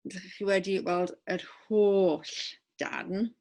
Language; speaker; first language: Welsh; non-native, local second language; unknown